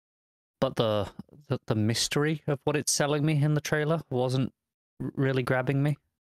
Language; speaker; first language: English; native; English